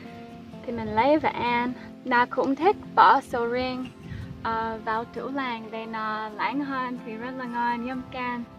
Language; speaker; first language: Vietnamese; non-native, fluent; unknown